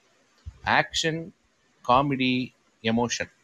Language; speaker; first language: Tamil; native; Tamil